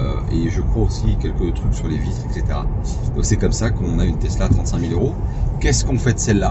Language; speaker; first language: French; native; French